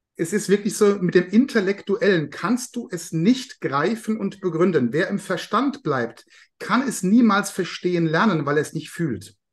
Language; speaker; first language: German; native; German